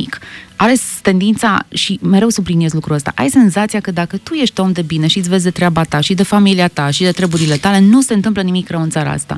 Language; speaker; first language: Romanian; native; Romanian